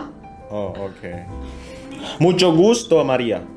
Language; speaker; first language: Spanish; non-native, learner; Indonesian